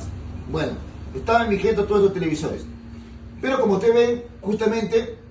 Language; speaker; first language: Spanish; native; Spanish